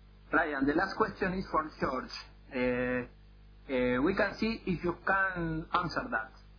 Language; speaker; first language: English; non-native, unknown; Spanish